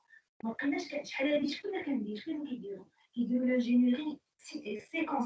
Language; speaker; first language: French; non-native, local second language; Arabic